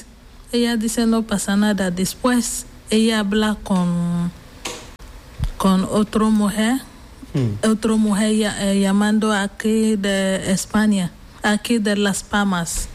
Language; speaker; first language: Spanish; non-native, learner; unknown